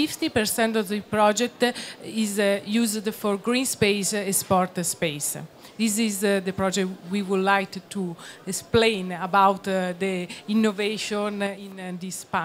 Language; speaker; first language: English; non-native, learner; Italian